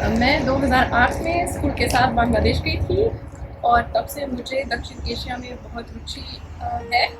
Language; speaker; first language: Hindi; non-native, fluent; Dutch